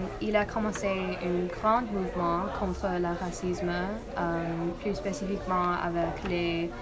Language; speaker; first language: French; non-native, learner; English